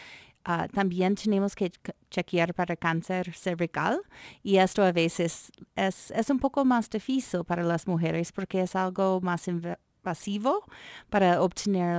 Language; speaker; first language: Spanish; non-native, fluent; English